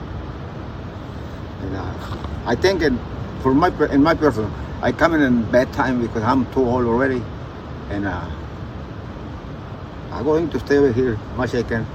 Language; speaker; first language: English; non-native, learner; Spanish